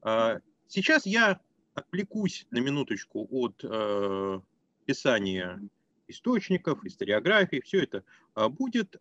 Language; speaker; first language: Russian; native; Russian